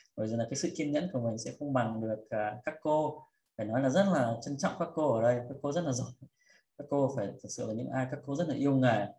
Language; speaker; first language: Vietnamese; early bilingual, heritage; Vietnamese